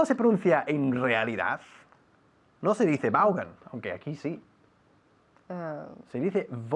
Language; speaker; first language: Spanish; non-native, fluent; English